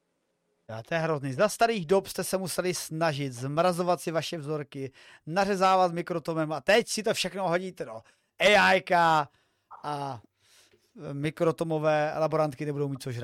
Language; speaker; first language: Czech; native; Czech